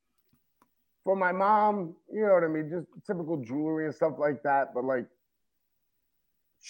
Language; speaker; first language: English; native; English